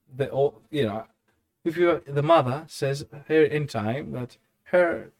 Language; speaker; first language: English; non-native, fluent; Greek